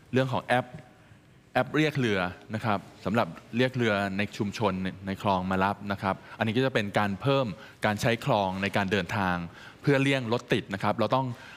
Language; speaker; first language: Thai; native; Thai